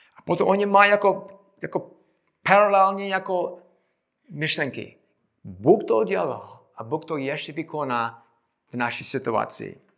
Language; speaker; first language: Czech; non-native, fluent; English